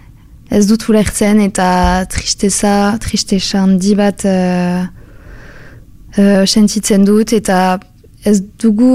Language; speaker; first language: Basque; non-native, local second language; French